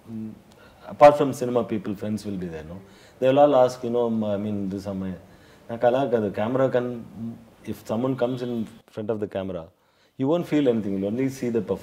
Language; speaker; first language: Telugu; non-native, learner; Tamil